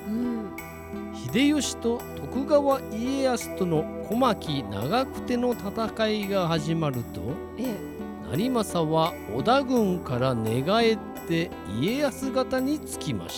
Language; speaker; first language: Japanese; native; Japanese